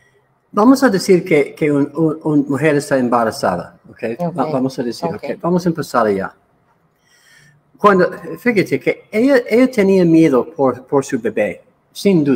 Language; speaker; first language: Spanish; non-native, learner; English